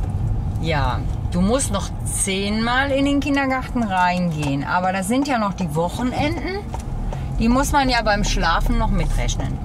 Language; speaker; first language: German; native; German